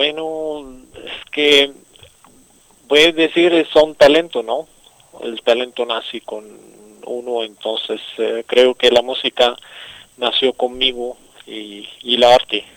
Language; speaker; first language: Spanish; non-native, local second language; Arabic